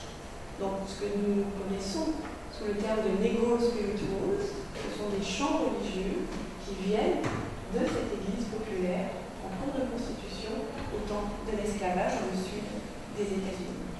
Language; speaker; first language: French; native; French